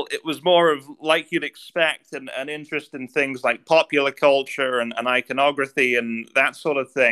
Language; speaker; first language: English; native; English